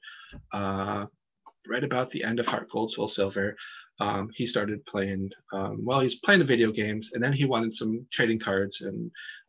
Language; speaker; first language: English; native; English